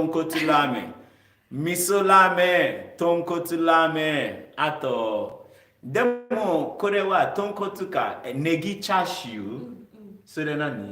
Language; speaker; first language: Japanese; non-native, learner; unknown